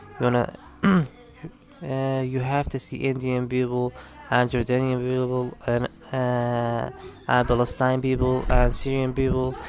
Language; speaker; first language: English; non-native, learner; Arabic